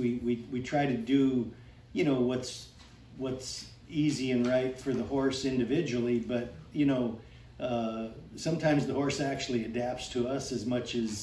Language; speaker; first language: English; native; English